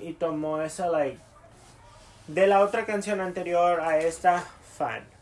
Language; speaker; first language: Spanish; early bilingual, heritage; Spanish